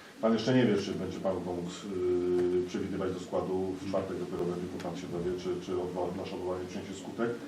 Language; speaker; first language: Polish; native; Polish